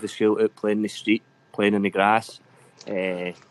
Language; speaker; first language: English; native; English